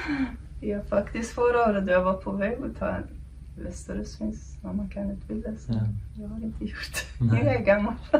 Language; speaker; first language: Swedish; non-native, fluent; Kurdish